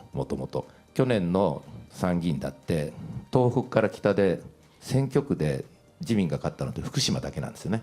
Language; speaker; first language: Japanese; native; Japanese